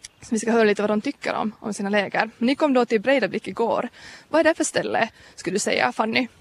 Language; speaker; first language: Swedish; native; Swedish